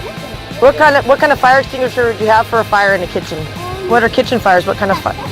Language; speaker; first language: English; native; English